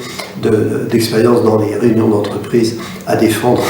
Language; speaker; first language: French; native; French